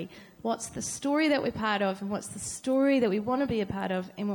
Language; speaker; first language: English; native; English